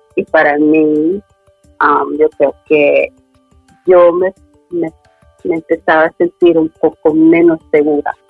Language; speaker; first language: Spanish; early bilingual, other home language; Swedish